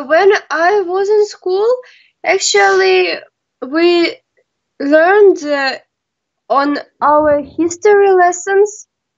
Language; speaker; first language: English; non-native, learner; Russian